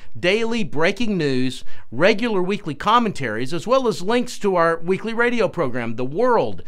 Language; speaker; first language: English; native; English